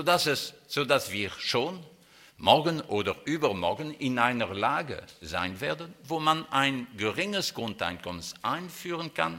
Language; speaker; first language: German; non-native, fluent; French